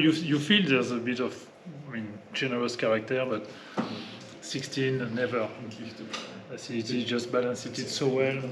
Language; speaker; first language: English; non-native, fluent; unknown